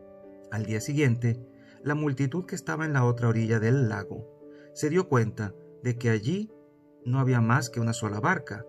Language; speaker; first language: Spanish; native; Spanish